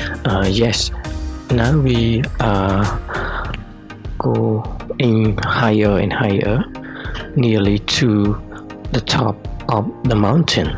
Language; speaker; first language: English; non-native, learner; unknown